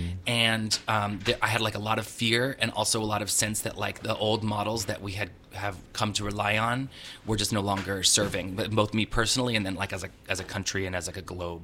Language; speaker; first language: English; native; English